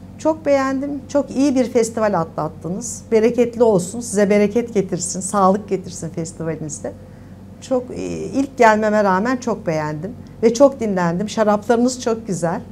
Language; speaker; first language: Turkish; native; Turkish